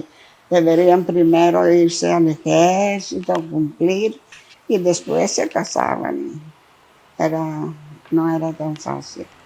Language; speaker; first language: Spanish; non-native, fluent; Greek